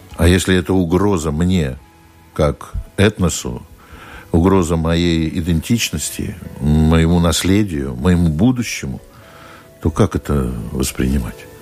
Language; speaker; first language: Russian; native; Russian